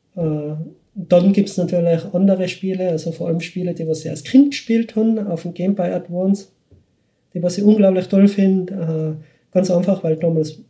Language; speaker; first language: German; native; German